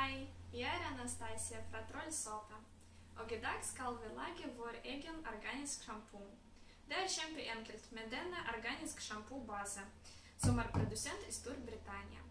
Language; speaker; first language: Swedish; non-native, learner; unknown